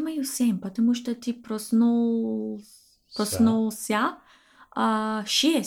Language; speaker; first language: Russian; non-native, learner; English